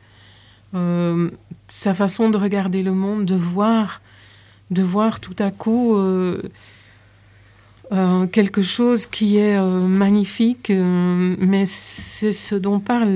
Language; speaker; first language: French; native; French